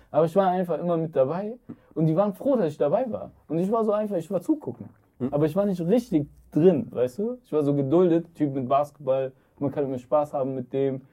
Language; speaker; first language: German; early bilingual, other home language; Arabic